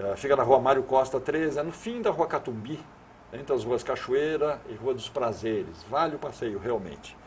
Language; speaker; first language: Portuguese; native; Portuguese